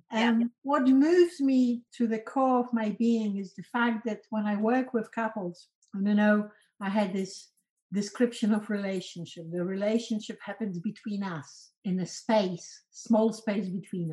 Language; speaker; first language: English; non-native, fluent; Polish